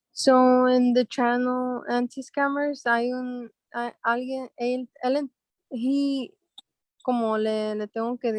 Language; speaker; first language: Spanish; early bilingual, heritage; Spanish